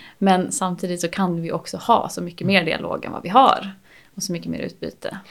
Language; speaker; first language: Swedish; native; Swedish